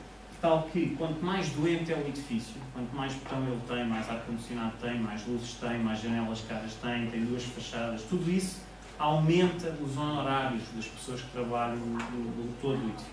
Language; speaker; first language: Portuguese; native; Portuguese